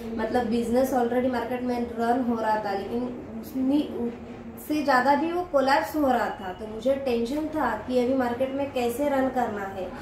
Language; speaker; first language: Hindi; non-native, local second language; Marathi